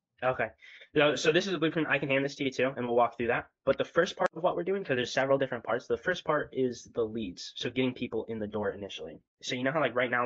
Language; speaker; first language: English; native; English